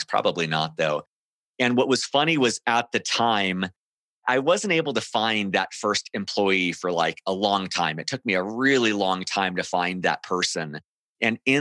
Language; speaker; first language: English; native; English